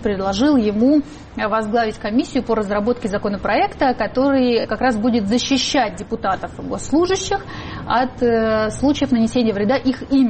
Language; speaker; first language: Russian; native; Russian